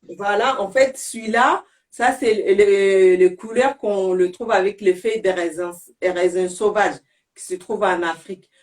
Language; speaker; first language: French; non-native, local second language; Bambara